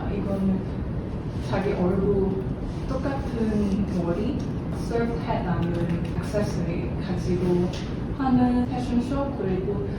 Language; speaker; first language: Korean; non-native, learner; Cantonese